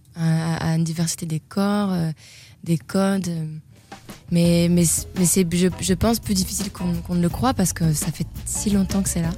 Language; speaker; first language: French; native; French